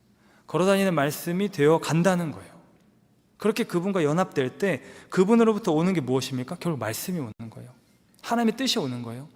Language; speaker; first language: Korean; native; Korean